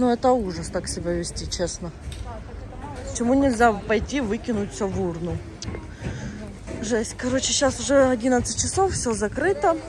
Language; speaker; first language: Russian; non-native, local second language; Ukrainian